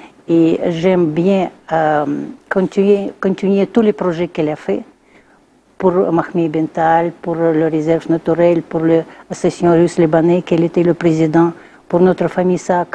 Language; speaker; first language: French; non-native, learner; Russian